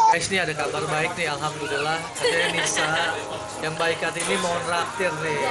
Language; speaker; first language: Indonesian; native; Indonesian